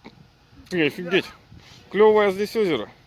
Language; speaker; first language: Russian; native; Russian